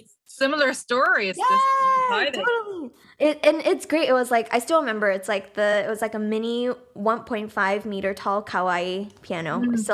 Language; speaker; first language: English; native; English